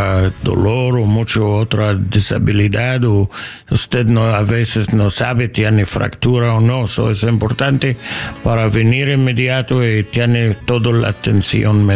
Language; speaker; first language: Spanish; non-native, learner; English